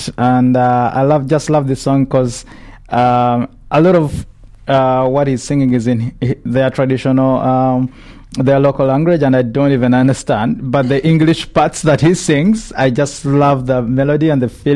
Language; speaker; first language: English; non-native, local second language; Ganda